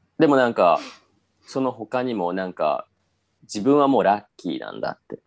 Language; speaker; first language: Japanese; native; Japanese